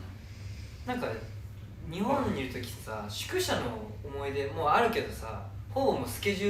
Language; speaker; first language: Japanese; native; Japanese